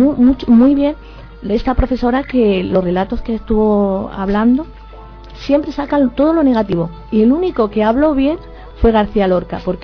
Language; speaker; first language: Spanish; native; Spanish